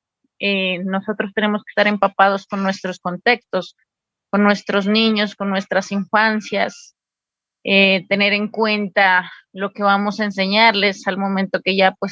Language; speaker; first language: Spanish; native; Spanish